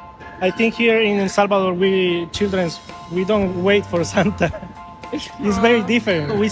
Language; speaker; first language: English; non-native, learner; Spanish